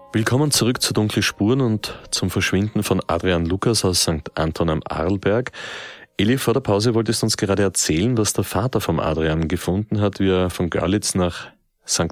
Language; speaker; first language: German; native; German